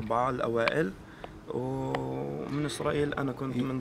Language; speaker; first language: Arabic; native; Arabic